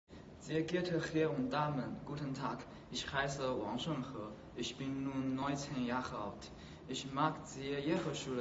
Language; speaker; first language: German; non-native, learner; Chinese